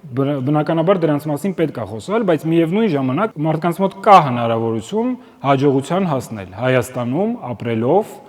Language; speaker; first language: Armenian; early bilingual, heritage; Armenian